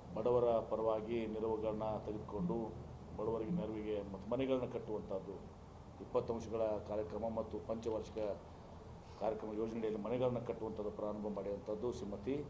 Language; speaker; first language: Kannada; native; Kannada